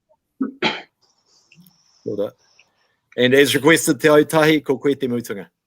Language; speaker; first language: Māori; non-native, local second language; English